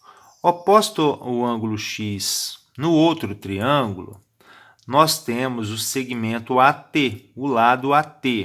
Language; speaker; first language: Portuguese; native; Portuguese